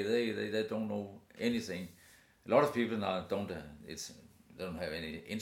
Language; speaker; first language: English; non-native, fluent; Danish